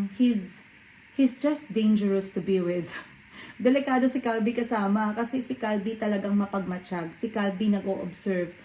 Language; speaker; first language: Filipino; non-native, local second language; Cebuano